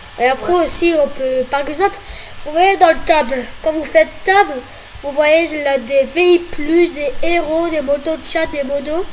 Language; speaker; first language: French; native; French